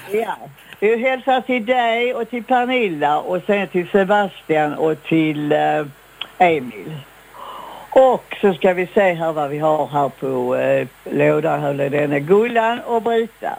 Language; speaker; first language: Swedish; native; Swedish